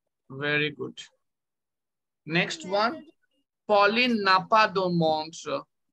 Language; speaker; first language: French; non-native, fluent; Bangla